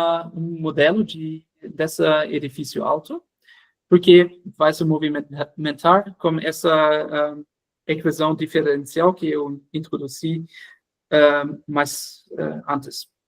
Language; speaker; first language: Portuguese; non-native, fluent; German